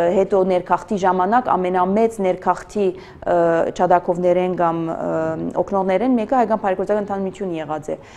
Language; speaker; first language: Armenian; early bilingual, heritage; Armenian